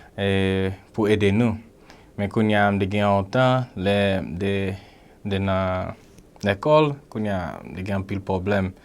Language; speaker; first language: Haitian Creole; early bilingual, heritage; Haitian Creole